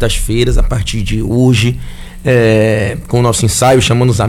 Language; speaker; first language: Portuguese; native; Portuguese